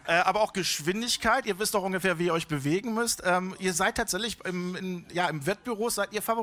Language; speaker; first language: German; native; German